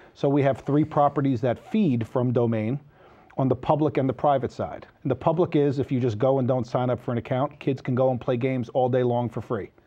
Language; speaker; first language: English; native; English